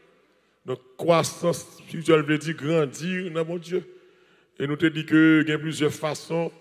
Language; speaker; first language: French; non-native, learner; Haitian Creole